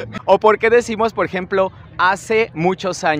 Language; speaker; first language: Spanish; native; Spanish